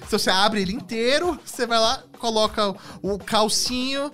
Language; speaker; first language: Portuguese; native; Portuguese